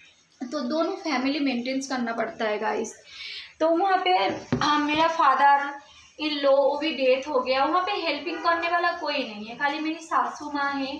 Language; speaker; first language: Hindi; non-native, local second language; Bangla